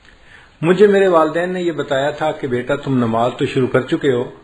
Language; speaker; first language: Urdu; native; Urdu